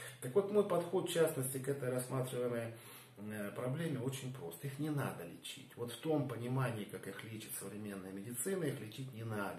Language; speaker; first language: Russian; native; Russian